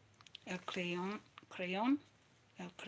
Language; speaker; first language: Spanish; non-native, learner; English